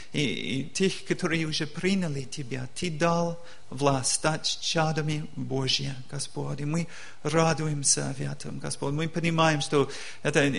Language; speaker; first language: Russian; non-native, learner; English